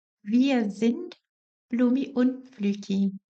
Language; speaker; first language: German; non-native, fluent; Portuguese